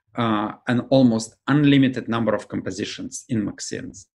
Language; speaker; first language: English; non-native, fluent; Ukrainian